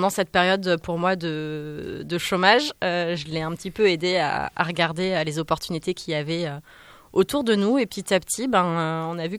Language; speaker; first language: French; native; French